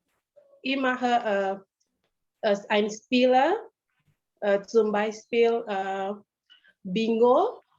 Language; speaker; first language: German; non-native, learner; Indonesian